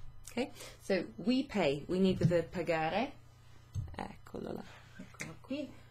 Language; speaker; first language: Italian; non-native, fluent; English